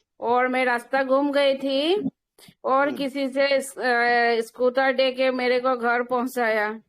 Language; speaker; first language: Hindi; non-native, local second language; Assamese